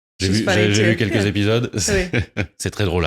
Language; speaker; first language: French; native; French